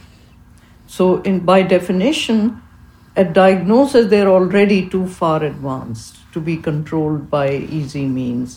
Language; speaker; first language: English; non-native, local second language; Urdu